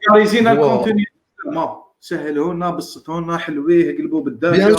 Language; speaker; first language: Arabic; native; Arabic